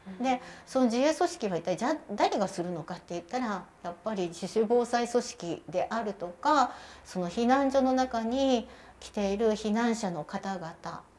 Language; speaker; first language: Japanese; native; Japanese